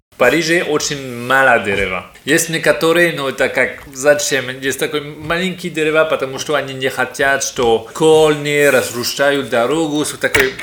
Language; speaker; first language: Russian; non-native, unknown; French